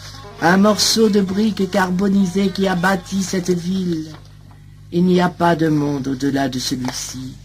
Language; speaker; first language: French; native; French